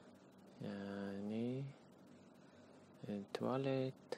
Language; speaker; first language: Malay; non-native, learner; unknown